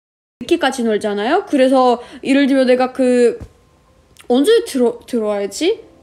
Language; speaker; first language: Korean; non-native, fluent; Russian